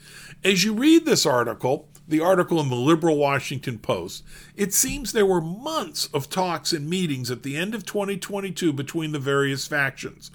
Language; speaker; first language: English; native; English